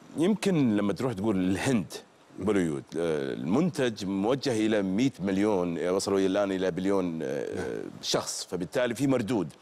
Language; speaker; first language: Arabic; native; Arabic